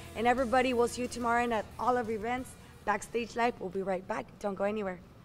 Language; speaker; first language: English; early bilingual, other home language; Spanish